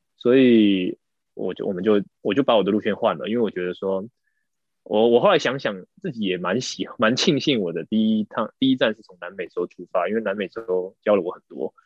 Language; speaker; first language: Chinese; native; Chinese